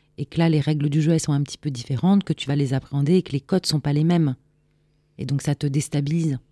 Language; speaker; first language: French; native; French